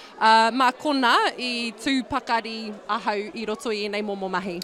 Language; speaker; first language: Māori; non-native, local second language; English